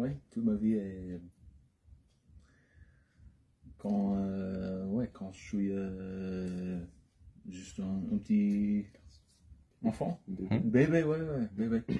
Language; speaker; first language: French; non-native, learner; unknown